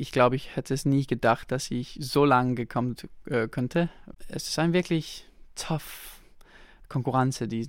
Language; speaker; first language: German; non-native, local second language; Danish